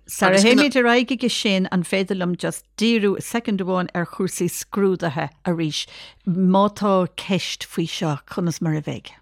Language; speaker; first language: Irish; native; Irish